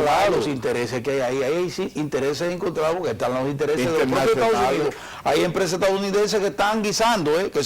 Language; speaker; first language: Spanish; native; Spanish